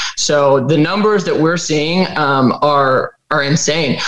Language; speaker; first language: English; native; English